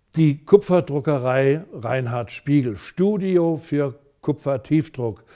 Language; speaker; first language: German; native; German